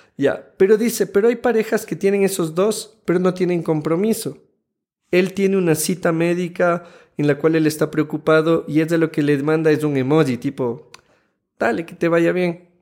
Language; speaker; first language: Spanish; native; Spanish